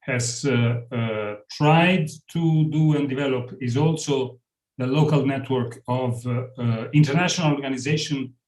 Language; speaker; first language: English; non-native, fluent; Italian